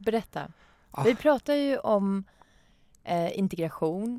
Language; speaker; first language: Swedish; non-native, fluent; Persian